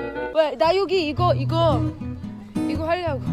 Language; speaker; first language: Korean; non-native, fluent; Arabic